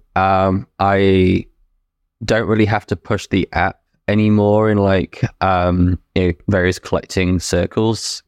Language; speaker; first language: English; native; English